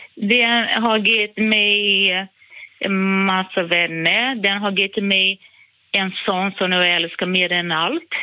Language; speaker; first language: Swedish; non-native, fluent; Portuguese